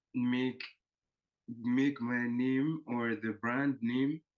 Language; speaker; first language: English; non-native, local second language; Yoruba